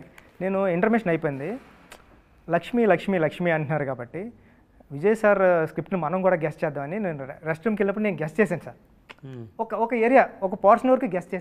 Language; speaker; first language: Telugu; native; Telugu